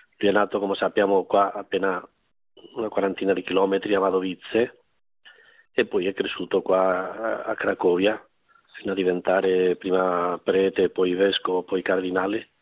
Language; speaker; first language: Italian; non-native, fluent; Spanish